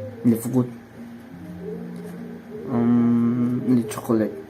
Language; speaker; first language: French; non-native, learner; Spanish